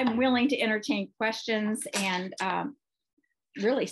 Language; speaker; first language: English; native; English